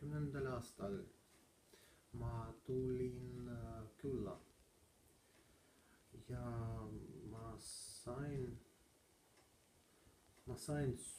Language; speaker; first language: Estonian; non-native, learner; Russian